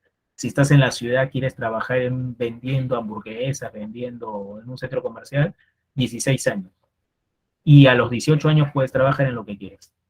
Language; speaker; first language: Spanish; native; Spanish